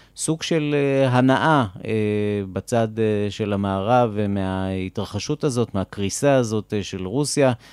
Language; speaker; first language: Hebrew; native; Hebrew